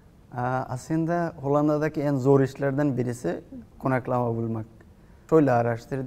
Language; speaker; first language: Turkish; non-native, fluent; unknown